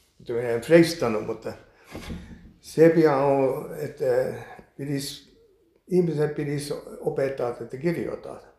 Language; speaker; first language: Finnish; early bilingual, heritage; Finnish